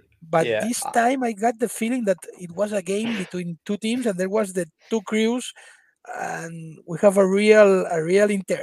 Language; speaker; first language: English; non-native, fluent; Spanish